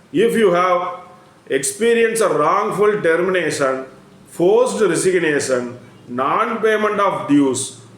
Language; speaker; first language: English; non-native, local second language; Tamil